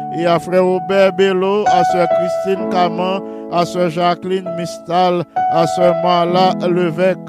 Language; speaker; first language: French; non-native, local second language; Haitian Creole